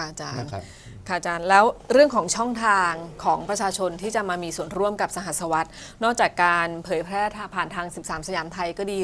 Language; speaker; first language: Thai; native; Thai